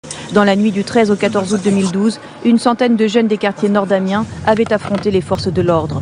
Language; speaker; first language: French; native; French